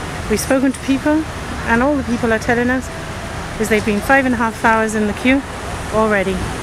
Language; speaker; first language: English; early bilingual, other home language; Spanish